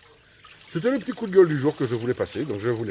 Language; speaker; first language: French; native; French